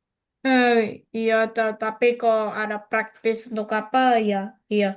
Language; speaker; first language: Indonesian; non-native, learner; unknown